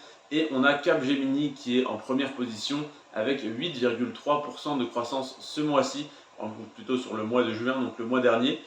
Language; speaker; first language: French; native; French